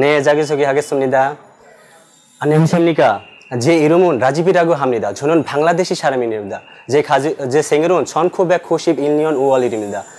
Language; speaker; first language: Korean; non-native, learner; Bangla